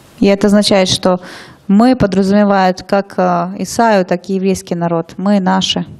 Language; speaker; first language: Russian; native; Russian